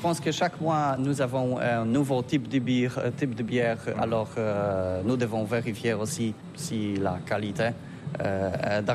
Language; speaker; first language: French; non-native, learner; Polish